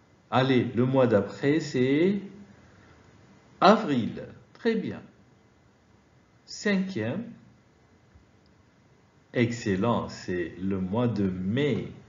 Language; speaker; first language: French; non-native, fluent; Arabic